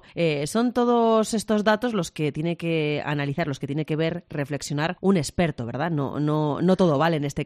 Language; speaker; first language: Spanish; native; Spanish